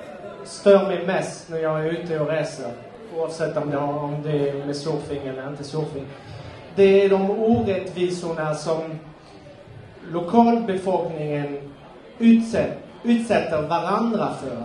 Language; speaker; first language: Swedish; non-native, fluent; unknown